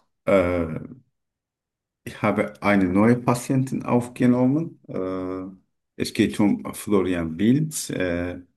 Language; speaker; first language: German; non-native, learner; Turkish